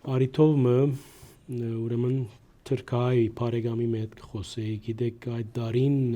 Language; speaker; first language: Armenian; early bilingual, heritage; Armenian